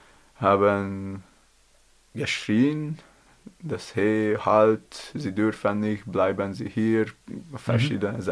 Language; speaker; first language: German; non-native, learner; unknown